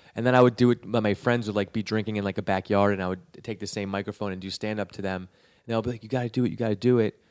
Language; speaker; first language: English; native; English